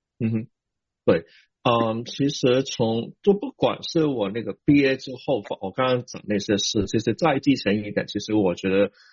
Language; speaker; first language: Chinese; non-native, local second language; Cantonese